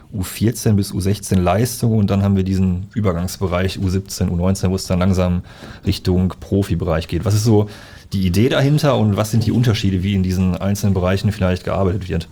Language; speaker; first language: German; native; German